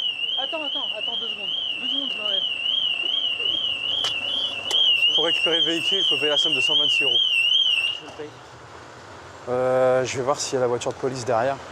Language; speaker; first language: French; native; French